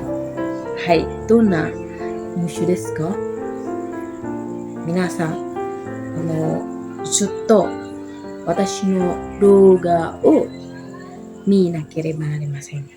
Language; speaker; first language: Japanese; non-native, learner; Indonesian